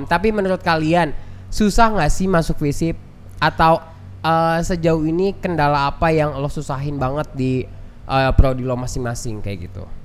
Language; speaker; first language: Indonesian; native; Indonesian